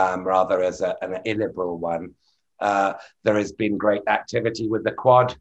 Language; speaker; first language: English; native; English